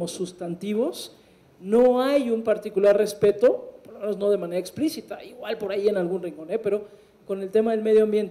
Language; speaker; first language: Spanish; native; Spanish